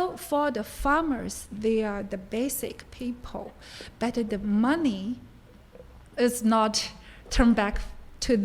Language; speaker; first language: English; non-native, learner; Chinese